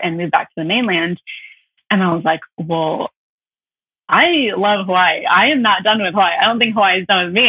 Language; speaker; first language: English; native; English